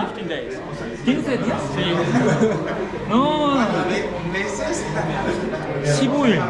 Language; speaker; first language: Spanish; non-native, learner; English